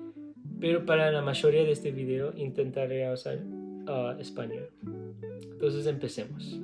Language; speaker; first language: Spanish; non-native, learner; English